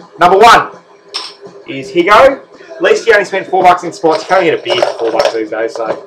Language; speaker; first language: English; native; English